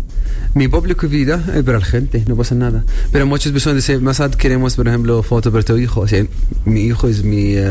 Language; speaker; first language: Spanish; non-native, learner; Arabic